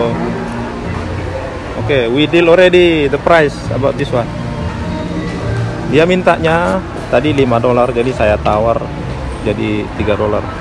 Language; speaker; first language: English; non-native, learner; Indonesian